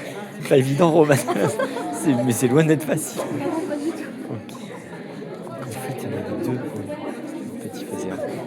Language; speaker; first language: French; native; French